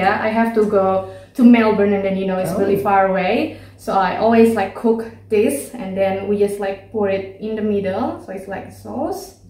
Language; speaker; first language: English; non-native, learner; Indonesian